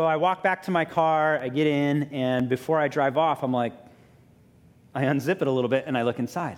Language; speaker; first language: English; native; English